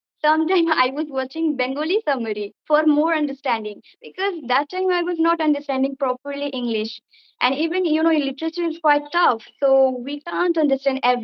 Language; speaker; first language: English; non-native, fluent; Bangla